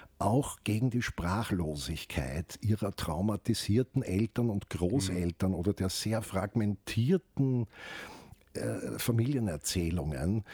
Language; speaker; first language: German; native; German